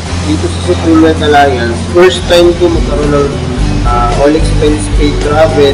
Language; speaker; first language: Filipino; native; Filipino